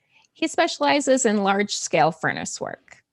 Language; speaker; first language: English; native; English